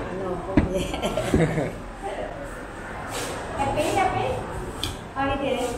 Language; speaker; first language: English; non-native, learner; Thai